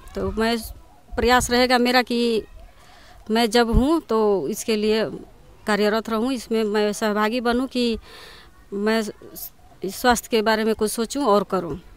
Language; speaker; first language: Hindi; non-native, local second language; Bhojpuri